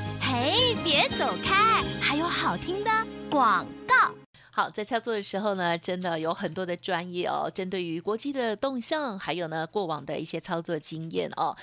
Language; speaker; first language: Chinese; native; Chinese